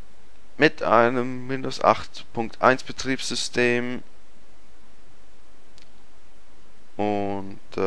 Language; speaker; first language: German; native; German